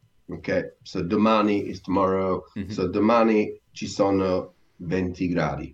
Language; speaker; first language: Italian; non-native, learner; English